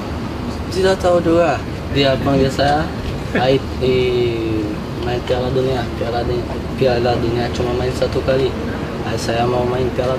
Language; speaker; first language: Indonesian; early bilingual, heritage; Portuguese